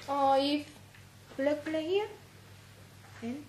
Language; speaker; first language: English; non-native, learner; Korean